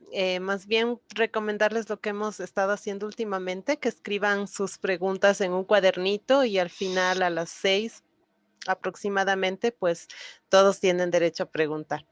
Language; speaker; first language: Spanish; native; Spanish